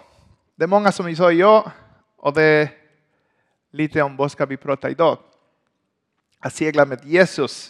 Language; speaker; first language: Swedish; non-native, learner; Spanish